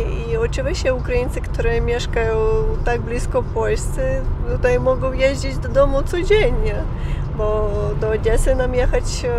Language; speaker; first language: Polish; non-native, learner; Ukrainian